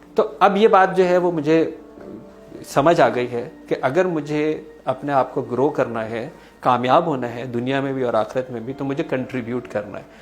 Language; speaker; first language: Urdu; native; Urdu